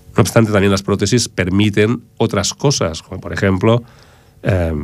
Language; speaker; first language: Spanish; native; Spanish